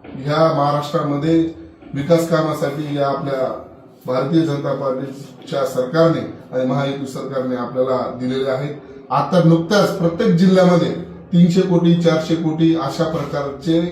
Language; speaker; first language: Marathi; non-native, local second language; Lambadi